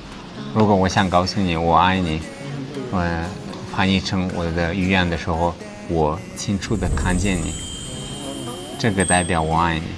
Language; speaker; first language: Chinese; non-native, fluent; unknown